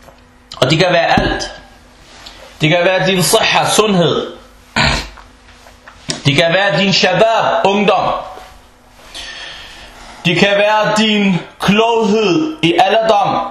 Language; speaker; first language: Danish; early bilingual, other home language; Arabic